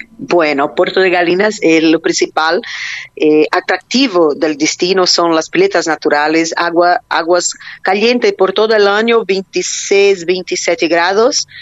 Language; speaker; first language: Spanish; non-native, learner; Portuguese